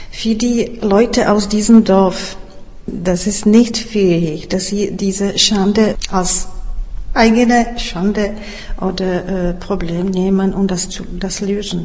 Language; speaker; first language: German; non-native, fluent; Czech